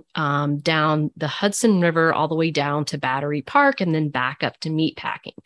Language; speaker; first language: English; native; English